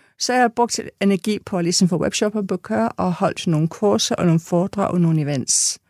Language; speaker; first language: Danish; non-native, fluent; English